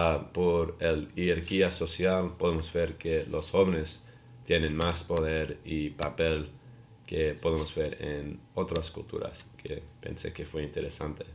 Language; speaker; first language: Spanish; non-native, learner; English